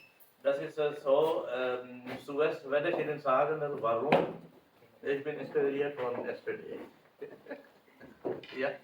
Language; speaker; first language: German; non-native, learner; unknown